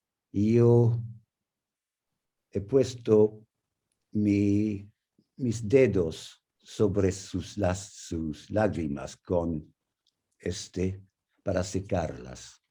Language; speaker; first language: Spanish; non-native, fluent; English